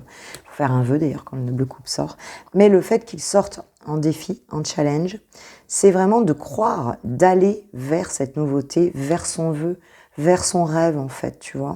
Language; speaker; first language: French; native; French